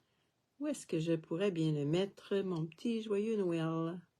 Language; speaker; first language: French; native; French